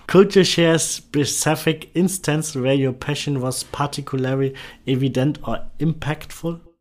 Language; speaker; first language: English; non-native, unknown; German